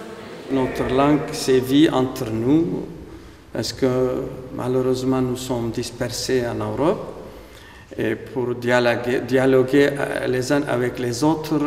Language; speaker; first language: French; non-native, fluent; Aramaic